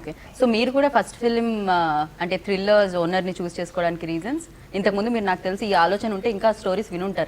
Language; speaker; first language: Telugu; native; Telugu